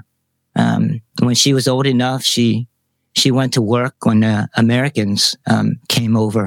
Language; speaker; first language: English; early bilingual, other home language; Vietnamese